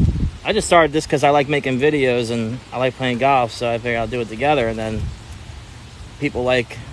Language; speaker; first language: English; native; English